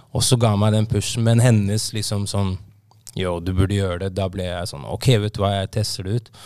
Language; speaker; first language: Norwegian; native; Norwegian